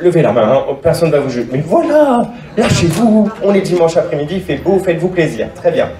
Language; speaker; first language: French; native; French